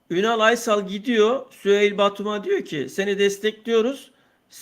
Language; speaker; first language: Turkish; native; Turkish